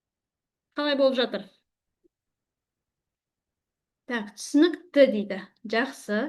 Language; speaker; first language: Kazakh; native; Kazakh